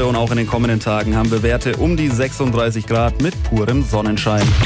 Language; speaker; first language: German; native; German